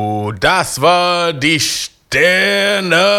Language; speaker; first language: German; non-native, learner; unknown